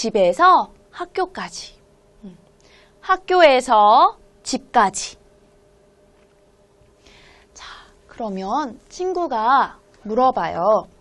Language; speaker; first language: Korean; non-native, fluent; Hmong